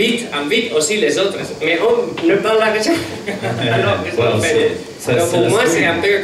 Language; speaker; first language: French; non-native, learner; Catalan